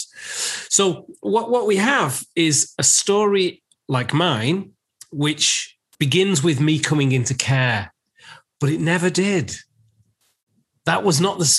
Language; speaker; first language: English; native; English